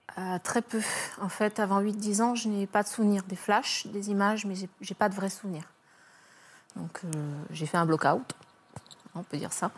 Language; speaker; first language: French; native; French